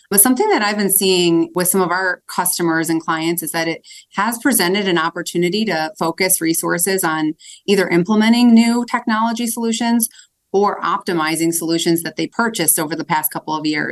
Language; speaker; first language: English; native; English